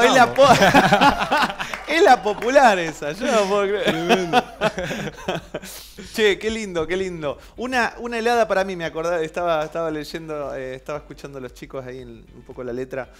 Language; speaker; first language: Spanish; native; Spanish